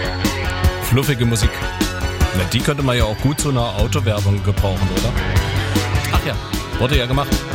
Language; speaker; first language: German; native; German